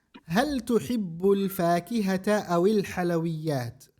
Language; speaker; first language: Arabic; non-native, fluent; Indonesian